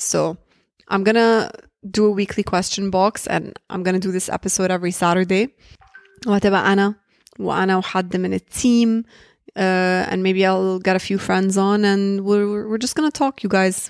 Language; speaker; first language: English; early bilingual, other home language; Arabic